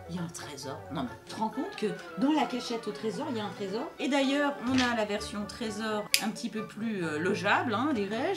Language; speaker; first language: French; native; French